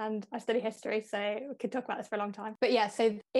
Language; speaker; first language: English; native; English